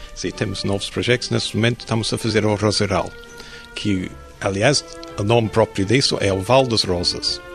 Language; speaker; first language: Portuguese; non-native, fluent; English